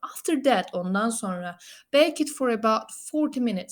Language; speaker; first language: English; non-native, fluent; Turkish